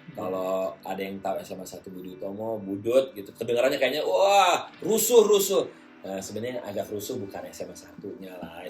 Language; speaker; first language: Indonesian; native; Indonesian